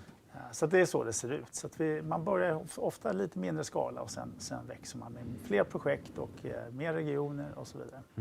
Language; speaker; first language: Swedish; native; Swedish